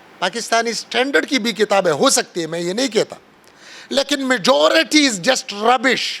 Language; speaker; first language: Urdu; non-native, local second language; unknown